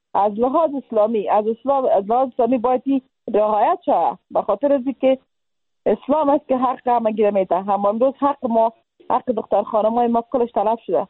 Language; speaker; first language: Persian; non-native, local second language; Pashto